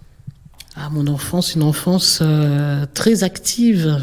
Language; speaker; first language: French; native; French